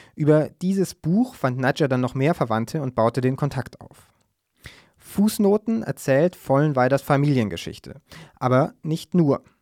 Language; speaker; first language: German; native; German